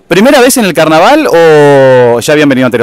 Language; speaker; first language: Spanish; native; Spanish